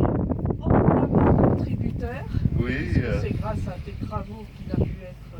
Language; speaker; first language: French; native; French